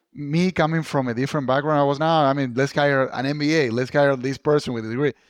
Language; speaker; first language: English; non-native, fluent; Spanish